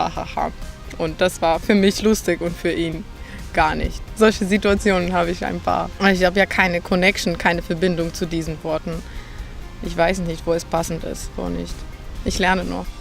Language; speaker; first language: German; non-native, fluent; Macedonian